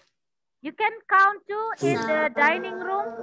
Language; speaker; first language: English; non-native, learner; Indonesian